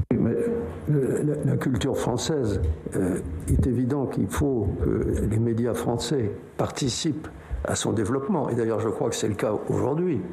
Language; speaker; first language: French; native; French